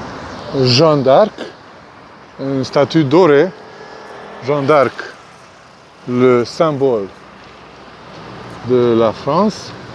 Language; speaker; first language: French; non-native, fluent; Hungarian